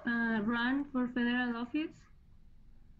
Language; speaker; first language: English; non-native, learner; Spanish